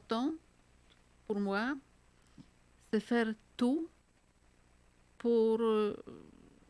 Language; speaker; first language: French; non-native, fluent; Polish